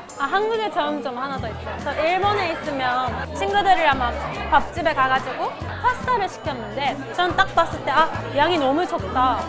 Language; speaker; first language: Korean; non-native, fluent; Japanese